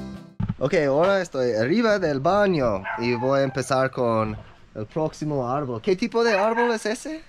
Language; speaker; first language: Spanish; non-native, learner; English